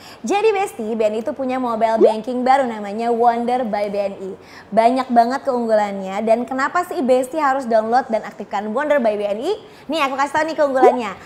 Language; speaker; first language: Indonesian; native; Indonesian